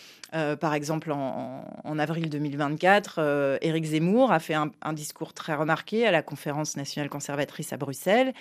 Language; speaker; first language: French; native; French